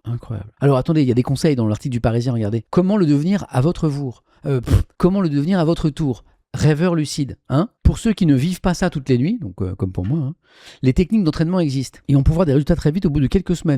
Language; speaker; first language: French; native; French